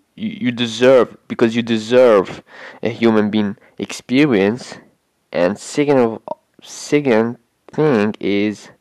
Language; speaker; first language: English; non-native, fluent; Arabic